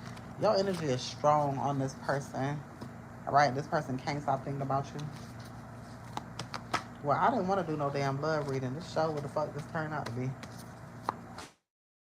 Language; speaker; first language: English; native; English